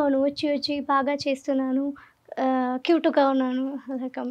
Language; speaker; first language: Telugu; non-native, learner; Malayalam